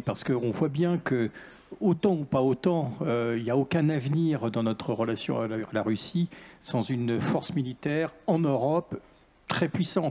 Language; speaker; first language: French; native; French